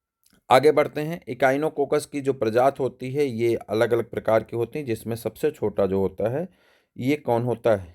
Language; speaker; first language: Hindi; native; Hindi